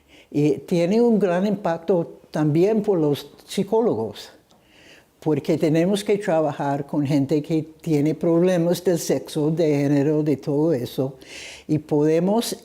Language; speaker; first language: Spanish; non-native, fluent; English